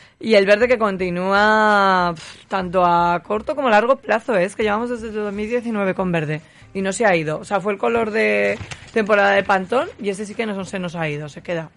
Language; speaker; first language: Spanish; native; Spanish